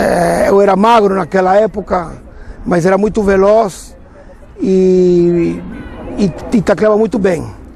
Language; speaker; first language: Portuguese; non-native, fluent; Spanish